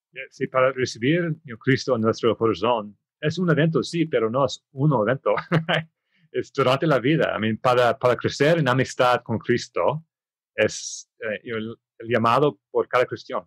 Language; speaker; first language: Spanish; non-native, learner; English